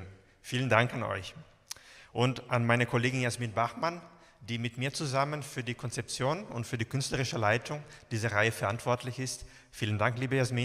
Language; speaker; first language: German; native; German